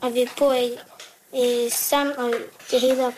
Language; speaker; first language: Danish; early bilingual, heritage; Danish